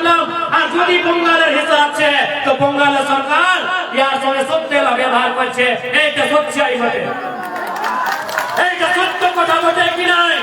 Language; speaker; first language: Bangla; non-native, local second language; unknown